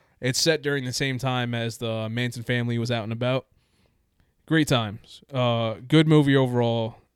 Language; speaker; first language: English; native; English